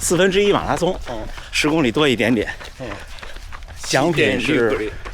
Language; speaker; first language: Chinese; native; Chinese